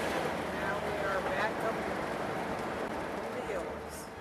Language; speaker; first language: English; native; English